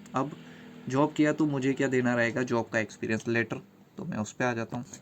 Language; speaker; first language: Hindi; native; Hindi